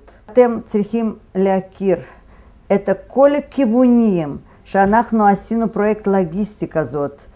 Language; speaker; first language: Hebrew; non-native, fluent; Russian